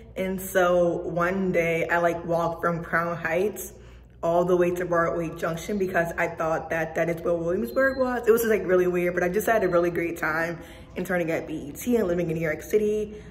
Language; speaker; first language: English; native; English